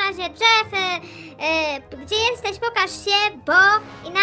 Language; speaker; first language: Polish; native; Polish